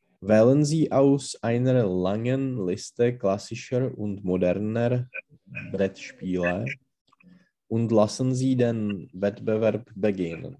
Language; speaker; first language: German; non-native, learner; Czech